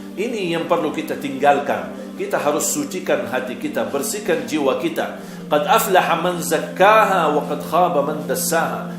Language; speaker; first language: Malay; non-native, fluent; Arabic